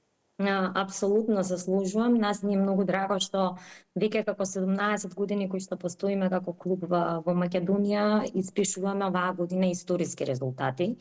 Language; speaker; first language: Macedonian; native; Macedonian